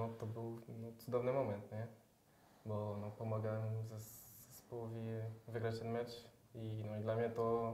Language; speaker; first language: Polish; early bilingual, heritage; French